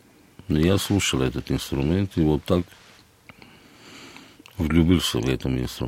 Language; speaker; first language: Russian; non-native, fluent; Armenian